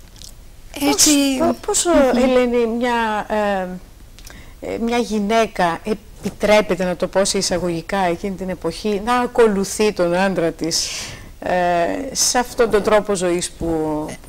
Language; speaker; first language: Greek; native; Greek